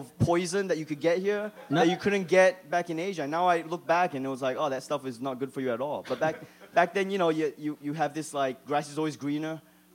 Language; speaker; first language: English; non-native, local second language; Chinese